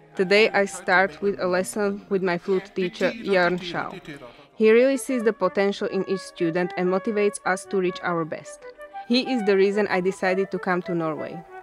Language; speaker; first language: English; non-native, fluent; Slovak